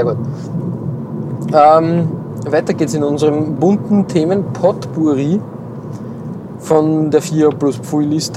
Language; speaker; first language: German; native; German